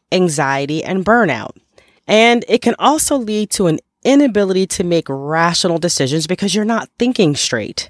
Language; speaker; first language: English; native; English